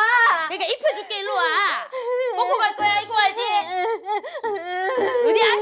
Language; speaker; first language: Korean; native; Korean